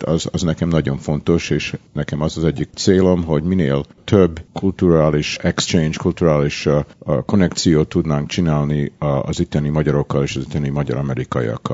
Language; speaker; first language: Hungarian; early bilingual, heritage; Hungarian